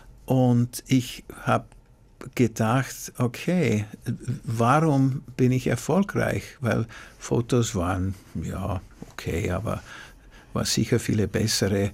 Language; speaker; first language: German; non-native, fluent; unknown